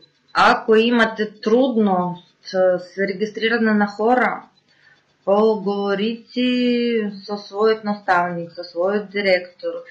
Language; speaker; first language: Bulgarian; non-native, fluent; Russian